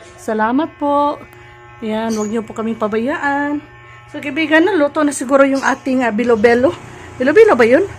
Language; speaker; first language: Filipino; non-native, local second language; Cebuano